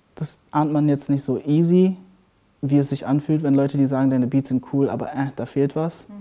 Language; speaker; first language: German; early bilingual, other home language; English